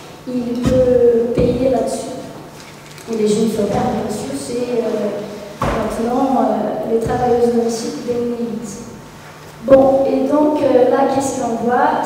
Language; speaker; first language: French; non-native, fluent; Portuguese